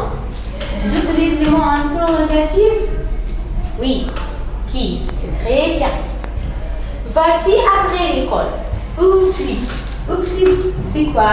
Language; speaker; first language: French; non-native, fluent; Arabic